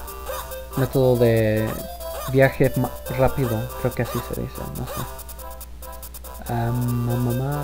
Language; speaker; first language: Spanish; early bilingual, heritage; Spanish